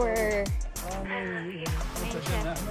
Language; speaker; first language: English; non-native, local second language; Filipino